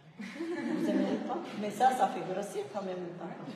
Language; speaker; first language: French; non-native, learner; Portuguese